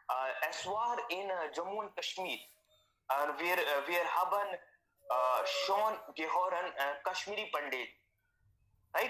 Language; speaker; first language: German; non-native, learner; Hindi